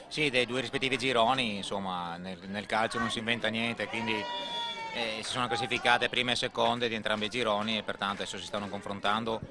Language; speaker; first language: Italian; native; Italian